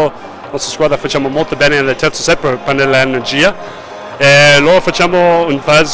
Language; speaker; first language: Italian; non-native, learner; English